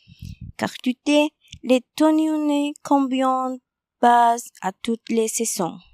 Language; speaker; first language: French; non-native, learner; Spanish